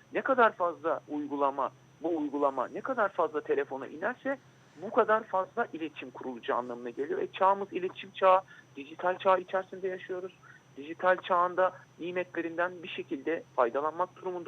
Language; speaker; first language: Turkish; native; Turkish